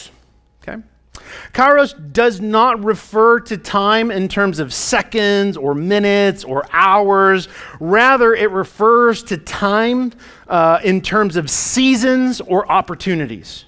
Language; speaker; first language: English; native; English